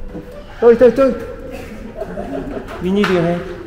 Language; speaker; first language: English; non-native, learner; Korean